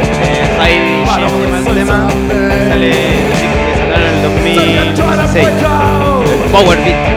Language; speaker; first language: Spanish; native; Spanish